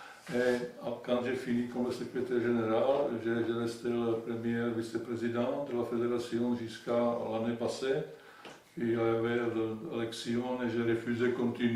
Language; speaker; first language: French; non-native, fluent; Czech